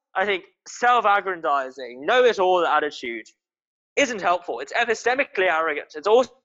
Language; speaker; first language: English; non-native, local second language; Cantonese